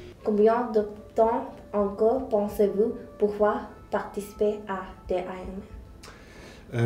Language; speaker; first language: French; non-native, learner; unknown